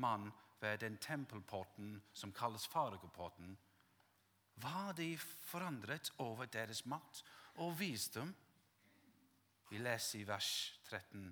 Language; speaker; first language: Norwegian; non-native, fluent; English